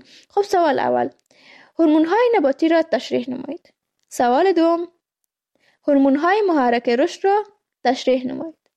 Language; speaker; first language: Persian; native; Persian